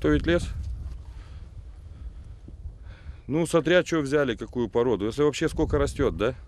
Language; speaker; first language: Russian; native; Russian